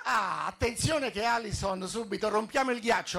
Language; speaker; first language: Italian; native; Italian